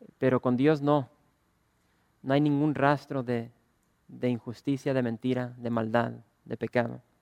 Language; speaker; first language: Spanish; early bilingual, other home language; English